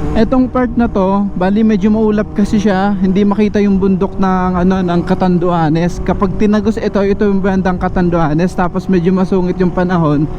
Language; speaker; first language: Filipino; non-native, local second language; Bikol